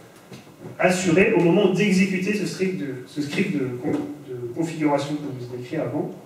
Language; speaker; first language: French; native; French